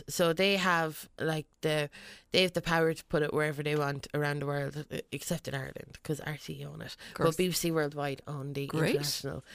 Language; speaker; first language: English; native; English